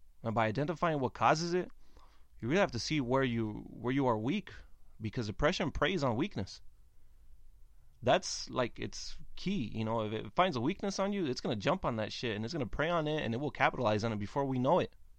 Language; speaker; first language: English; early bilingual, other home language; Spanish